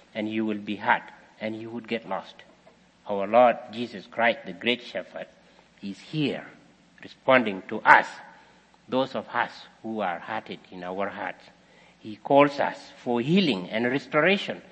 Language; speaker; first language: English; non-native, fluent; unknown